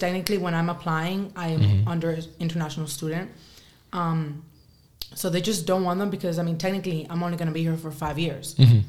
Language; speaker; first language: English; early bilingual, other home language; Spanish